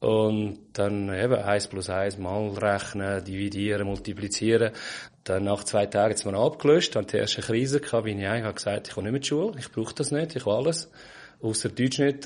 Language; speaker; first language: German; non-native, fluent; Portuguese